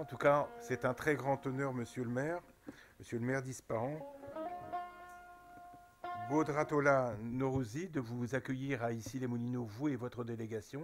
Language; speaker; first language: French; native; French